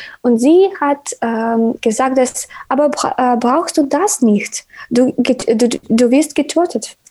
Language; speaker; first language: German; non-native, learner; Ukrainian